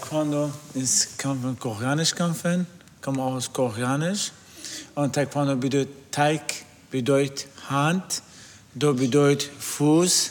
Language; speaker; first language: German; non-native, learner; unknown